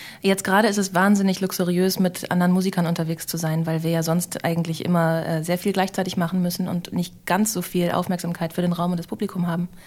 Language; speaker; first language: German; native; German